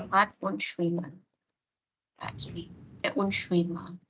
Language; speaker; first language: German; non-native, fluent; Indonesian